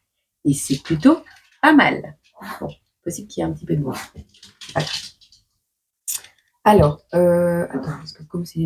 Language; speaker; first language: French; native; French